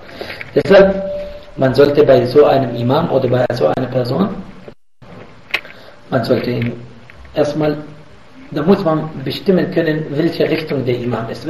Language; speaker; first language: German; non-native, fluent; Arabic